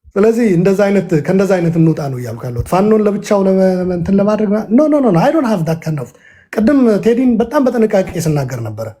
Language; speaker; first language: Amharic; non-native, local second language; Tigrinya